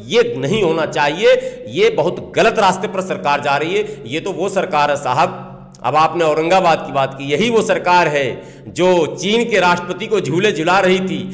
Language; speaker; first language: Hindi; native; Hindi